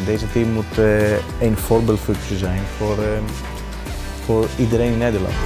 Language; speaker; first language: Dutch; non-native, fluent; Greek